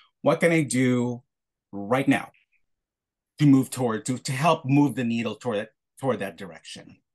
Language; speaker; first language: English; non-native, local second language; Filipino